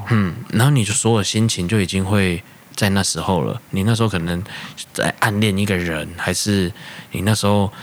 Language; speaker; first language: Chinese; native; Chinese